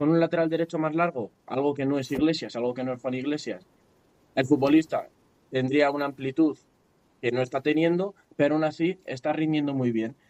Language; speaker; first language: Spanish; native; Spanish